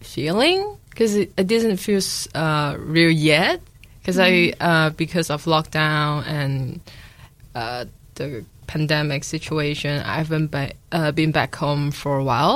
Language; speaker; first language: English; non-native, local second language; Cantonese